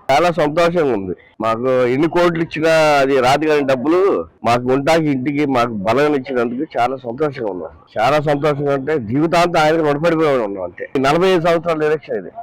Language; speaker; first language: Telugu; non-native, local second language; Urdu